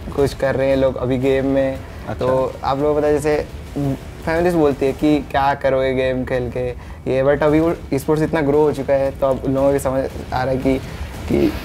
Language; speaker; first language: Hindi; non-native, local second language; Odia